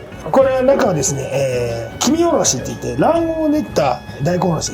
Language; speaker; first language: Japanese; native; Japanese